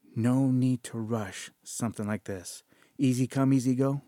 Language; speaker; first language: English; early bilingual, other home language; Spanish